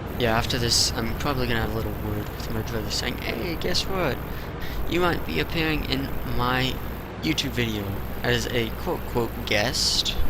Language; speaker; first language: English; native; English